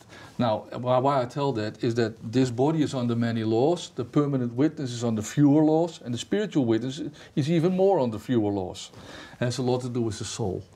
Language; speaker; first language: English; non-native, fluent; Dutch